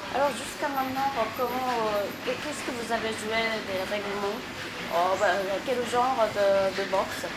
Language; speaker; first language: French; non-native, fluent; Japanese